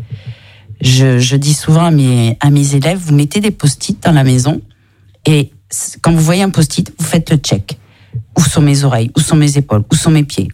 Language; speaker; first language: French; native; French